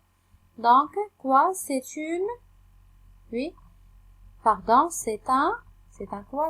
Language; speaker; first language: French; non-native, local second language; Arabic